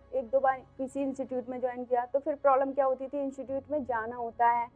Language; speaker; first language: Hindi; native; Hindi